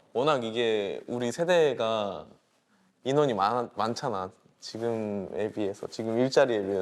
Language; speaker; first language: Korean; native; Korean